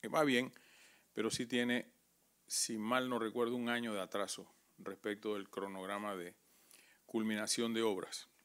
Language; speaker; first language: Spanish; native; Spanish